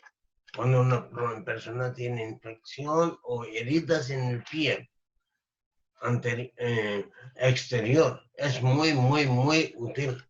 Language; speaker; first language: Spanish; non-native, learner; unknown